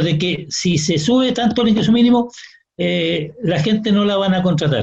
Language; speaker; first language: Spanish; native; Spanish